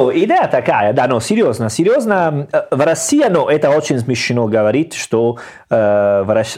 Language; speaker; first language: Russian; non-native, learner; Italian